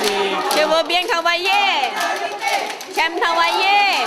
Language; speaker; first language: French; non-native, learner; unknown